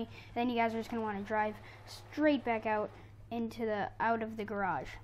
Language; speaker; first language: English; native; English